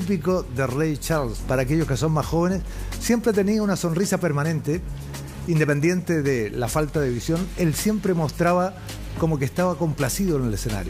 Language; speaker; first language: Spanish; native; Spanish